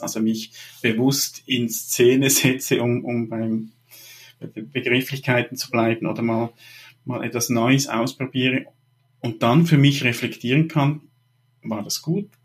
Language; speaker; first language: German; native; German